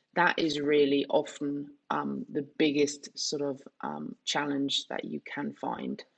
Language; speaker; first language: English; non-native, fluent; Danish